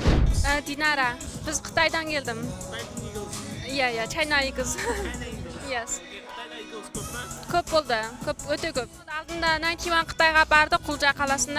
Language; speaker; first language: Kazakh; early bilingual, heritage; Kazakh